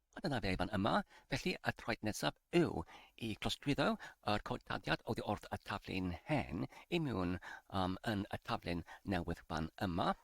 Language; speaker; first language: Welsh; non-native, learner; English